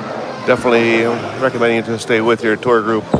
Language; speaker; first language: English; native; English